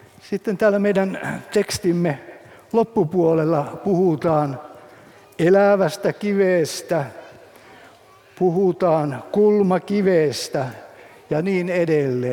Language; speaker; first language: Finnish; native; Finnish